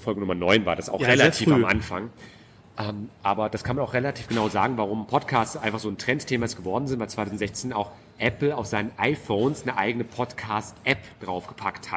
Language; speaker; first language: German; native; German